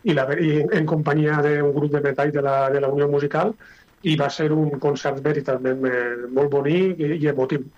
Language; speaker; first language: Catalan; native; Catalan